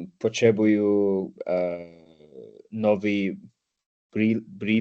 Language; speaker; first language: Czech; non-native, learner; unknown